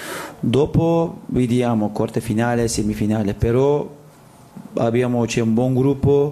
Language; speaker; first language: Italian; non-native, learner; Turkish